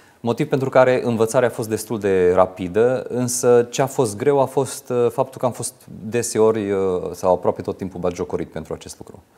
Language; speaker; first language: Romanian; non-native, local second language; Hungarian